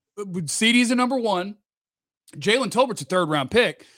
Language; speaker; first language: English; native; English